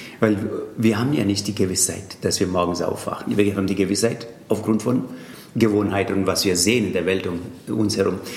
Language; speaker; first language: German; non-native, fluent; Tamil